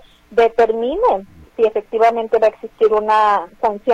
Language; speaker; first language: Spanish; native; Spanish